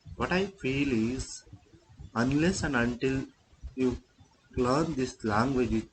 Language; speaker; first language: English; non-native, local second language; Kannada